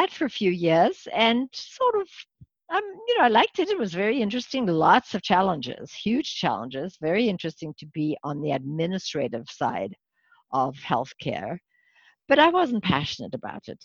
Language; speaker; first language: English; native; English